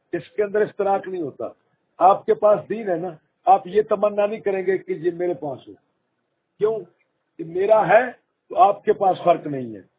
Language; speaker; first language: Urdu; native; Urdu